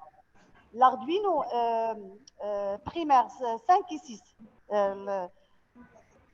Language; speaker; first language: French; non-native, local second language; Arabic